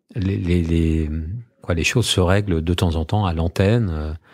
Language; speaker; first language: French; native; French